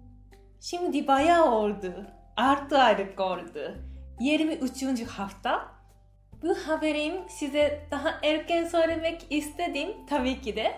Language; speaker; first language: Turkish; non-native, fluent; Japanese